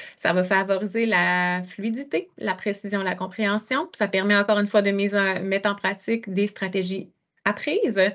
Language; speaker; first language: French; native; French